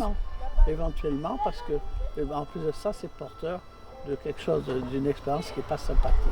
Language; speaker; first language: French; native; French